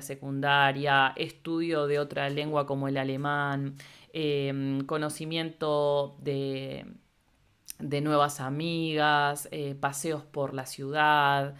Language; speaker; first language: Spanish; native; Spanish